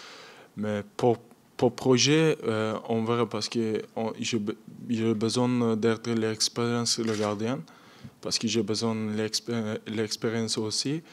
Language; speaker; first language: French; non-native, learner; Turkish